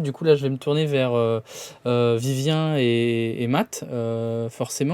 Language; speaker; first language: French; native; French